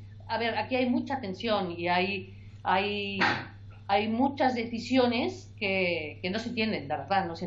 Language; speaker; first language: Spanish; native; Spanish